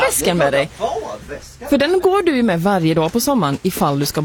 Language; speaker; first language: Swedish; native; Swedish